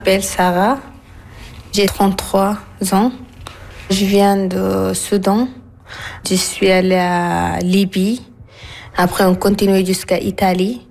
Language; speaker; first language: French; non-native, learner; Arabic